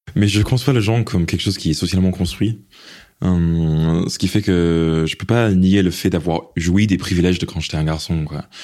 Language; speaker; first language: French; non-native, fluent; English